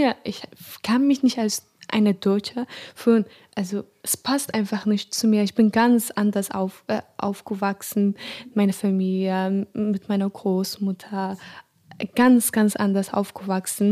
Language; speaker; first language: German; non-native, fluent; Arabic